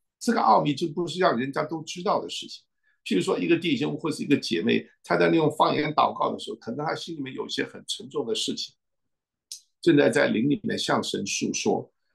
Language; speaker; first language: Chinese; native; Chinese